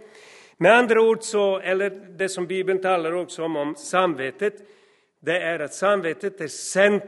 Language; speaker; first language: Swedish; non-native, fluent; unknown